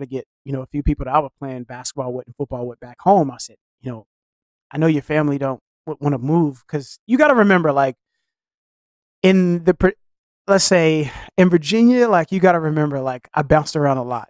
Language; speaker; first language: English; native; English